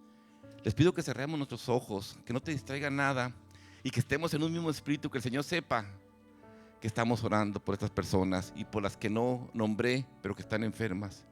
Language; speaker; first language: Spanish; native; Spanish